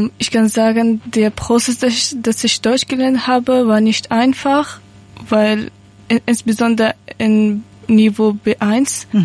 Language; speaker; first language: German; non-native, learner; Persian